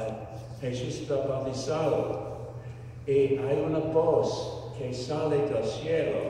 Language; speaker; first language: Spanish; non-native, fluent; English